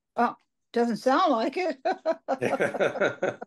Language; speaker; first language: English; native; English